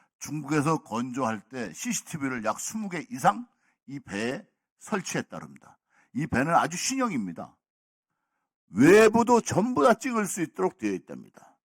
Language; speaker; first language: Korean; native; Korean